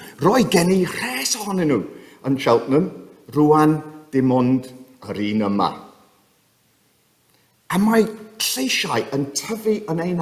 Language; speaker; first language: Welsh; non-native, fluent; English